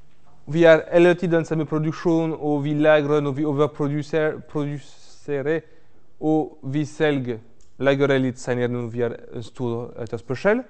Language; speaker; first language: Norwegian; non-native, fluent; French